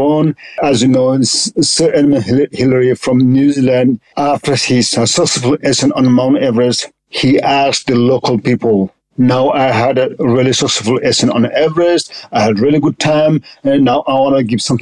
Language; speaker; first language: English; non-native, local second language; Sherpa